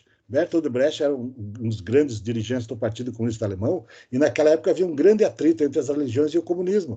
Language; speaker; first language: Portuguese; native; Portuguese